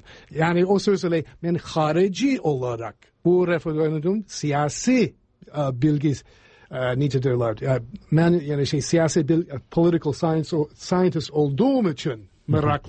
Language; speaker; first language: Turkish; non-native, fluent; English